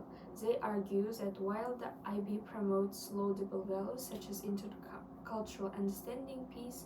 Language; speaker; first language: English; non-native, learner; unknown